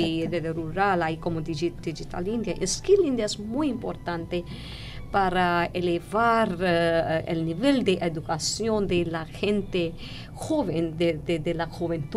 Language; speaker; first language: Spanish; non-native, fluent; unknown